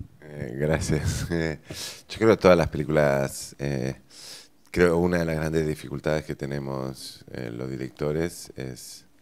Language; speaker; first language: Spanish; native; Spanish